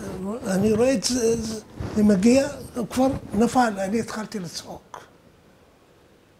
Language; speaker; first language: Hebrew; non-native, fluent; Arabic